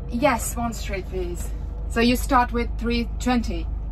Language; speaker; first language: English; non-native, fluent; Turkish